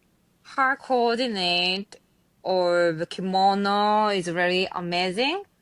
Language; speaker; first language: English; non-native, learner; Japanese